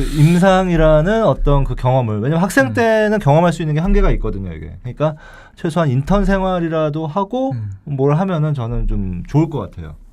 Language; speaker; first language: Korean; native; Korean